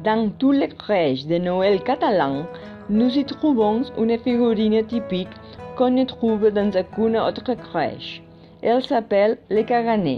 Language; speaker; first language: French; non-native, fluent; Catalan